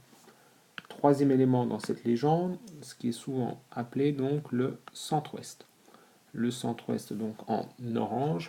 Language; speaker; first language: French; native; French